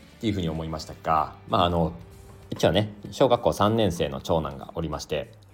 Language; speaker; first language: Japanese; native; Japanese